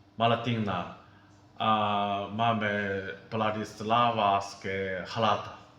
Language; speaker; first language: Slovak; non-native, learner; Chinese